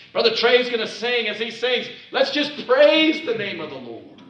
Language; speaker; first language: English; native; English